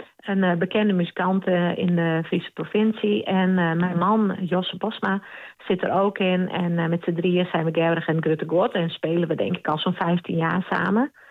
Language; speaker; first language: Dutch; non-native, local second language; Western Frisian